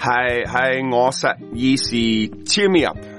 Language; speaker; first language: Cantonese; non-native, learner; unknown